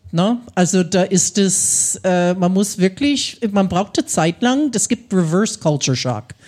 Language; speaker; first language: German; non-native, fluent; English